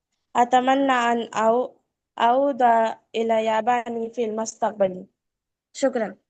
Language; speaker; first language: Arabic; non-native, learner; Urdu